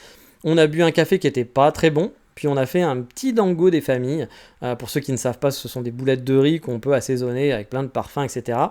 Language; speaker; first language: French; native; French